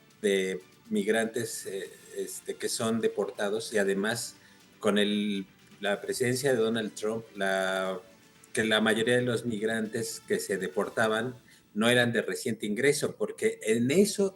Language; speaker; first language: Spanish; native; Spanish